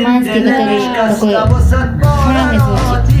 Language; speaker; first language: Russian; non-native, learner; Japanese